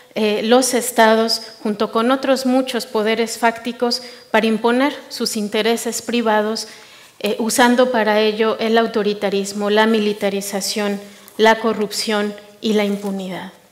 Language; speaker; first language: Spanish; native; Spanish